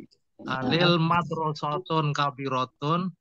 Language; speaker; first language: Arabic; non-native, learner; Indonesian